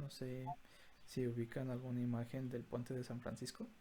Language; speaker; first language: Spanish; native; Spanish